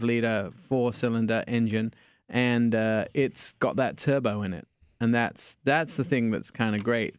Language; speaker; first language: English; native; English